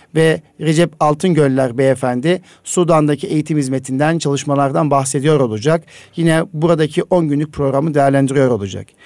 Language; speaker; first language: Turkish; native; Turkish